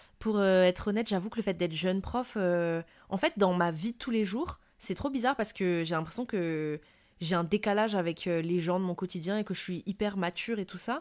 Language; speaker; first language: French; non-native, local second language; Malagasy